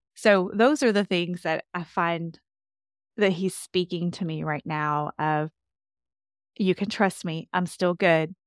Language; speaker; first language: English; native; English